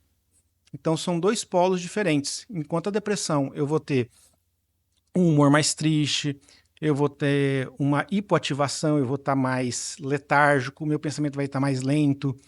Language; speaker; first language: Portuguese; native; Portuguese